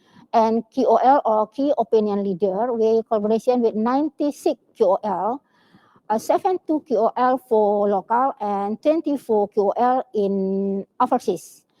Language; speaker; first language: English; non-native, learner; Indonesian